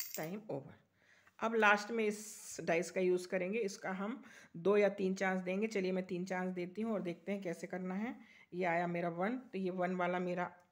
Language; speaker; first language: Hindi; native; Hindi